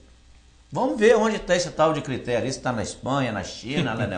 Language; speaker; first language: Portuguese; native; Portuguese